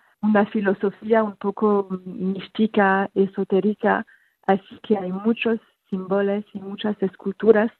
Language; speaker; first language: Spanish; non-native, fluent; French